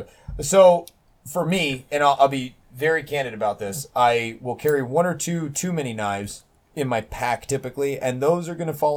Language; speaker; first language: English; native; English